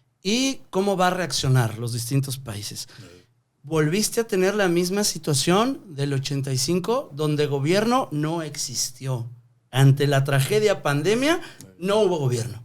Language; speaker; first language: Spanish; native; Spanish